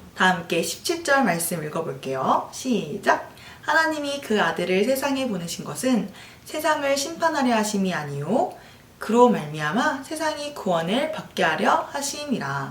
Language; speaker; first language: Korean; native; Korean